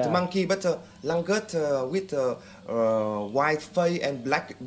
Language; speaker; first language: English; non-native, fluent; Vietnamese